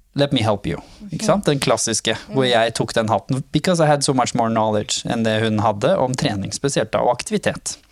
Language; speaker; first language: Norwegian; early bilingual, other home language; Somali